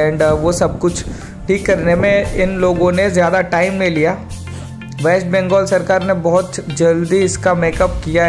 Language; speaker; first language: Hindi; non-native, local second language; Bangla